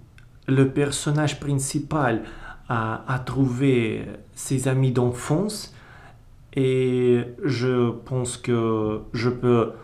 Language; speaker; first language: French; non-native, learner; Russian